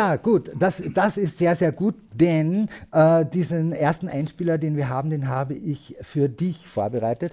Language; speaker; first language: German; native; German